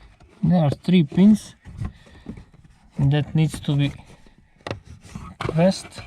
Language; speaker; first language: English; non-native, fluent; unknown